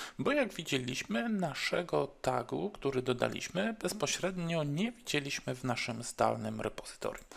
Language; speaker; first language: Polish; native; Polish